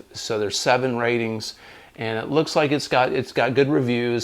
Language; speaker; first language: English; native; English